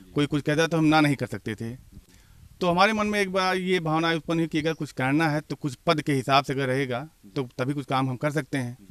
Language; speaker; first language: Hindi; native; Hindi